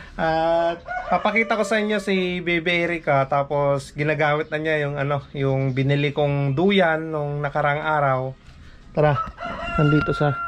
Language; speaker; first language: Filipino; non-native, local second language; Pangasinan